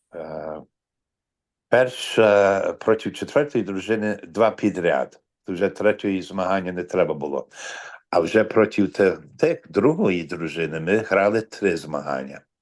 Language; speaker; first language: Ukrainian; early bilingual, heritage; Ukrainian